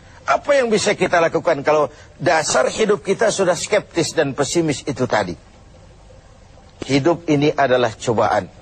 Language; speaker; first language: Malay; native; Malay